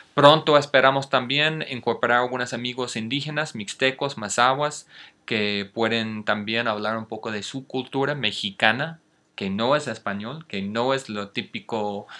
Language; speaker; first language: Spanish; non-native, fluent; English